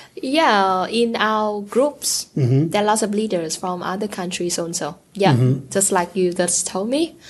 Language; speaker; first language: English; non-native, learner; Vietnamese